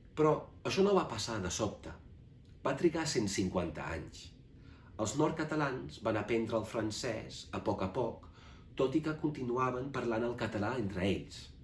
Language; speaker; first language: Catalan; non-native, fluent; English